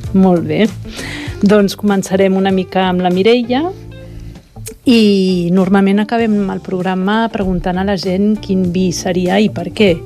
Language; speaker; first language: Catalan; non-native, fluent; English